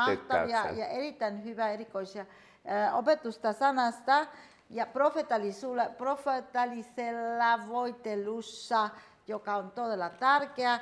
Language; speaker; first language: Finnish; non-native, fluent; Spanish